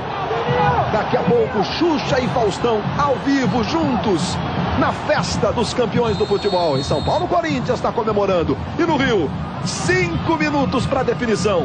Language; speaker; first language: Portuguese; native; Portuguese